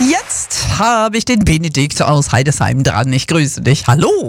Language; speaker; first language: German; native; German